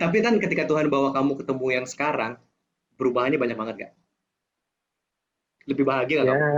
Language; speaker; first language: Indonesian; native; Indonesian